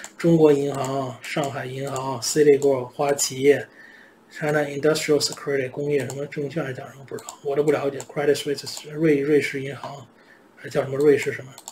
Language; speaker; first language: Chinese; native; Chinese